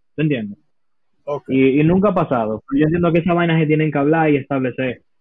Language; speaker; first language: Spanish; early bilingual, heritage; Spanish